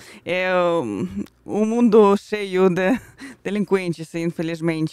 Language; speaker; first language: Portuguese; non-native, fluent; Russian